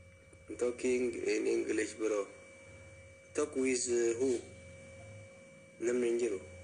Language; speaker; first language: English; non-native, learner; Oromo